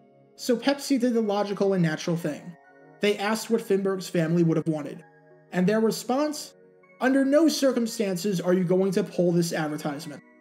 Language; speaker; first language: English; native; English